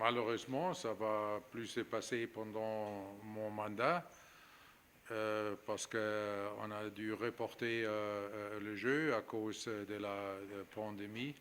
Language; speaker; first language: French; non-native, fluent; German